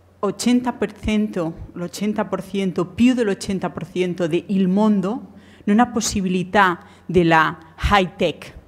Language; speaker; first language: Italian; non-native, learner; Spanish